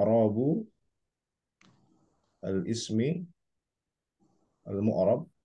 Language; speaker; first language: Arabic; non-native, fluent; Indonesian